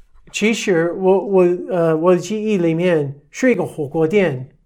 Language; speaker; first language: Chinese; non-native, fluent; English